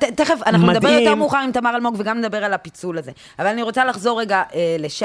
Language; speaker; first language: Hebrew; native; Hebrew